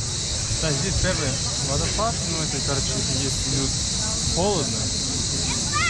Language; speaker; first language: Russian; non-native, learner; Turkish